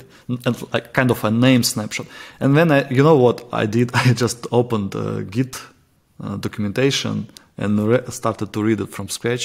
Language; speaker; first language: English; non-native, fluent; Russian